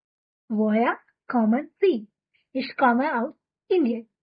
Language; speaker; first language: German; non-native, fluent; Hindi